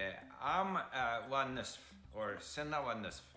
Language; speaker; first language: Arabic; non-native, learner; English